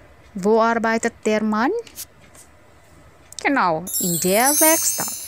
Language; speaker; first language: German; non-native, fluent; Indonesian